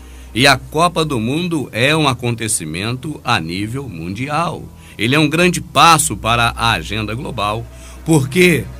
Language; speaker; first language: Portuguese; native; Portuguese